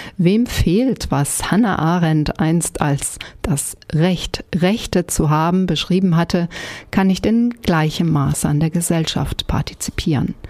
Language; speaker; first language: German; native; German